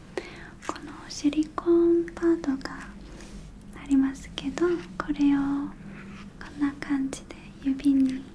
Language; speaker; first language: Japanese; non-native, learner; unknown